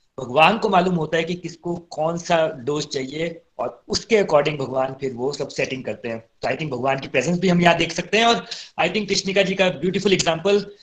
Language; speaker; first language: Hindi; native; Hindi